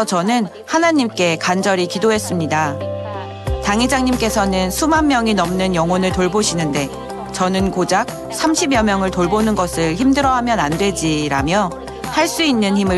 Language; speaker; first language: Korean; non-native, fluent; Thai